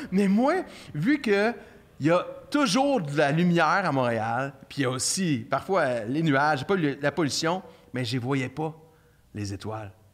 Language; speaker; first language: French; native; French